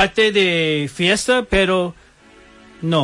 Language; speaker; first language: Spanish; non-native, learner; English